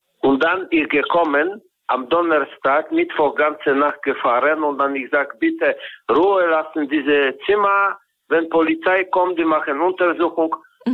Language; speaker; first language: German; non-native, learner; Polish